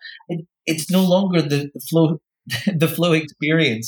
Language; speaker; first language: English; native; English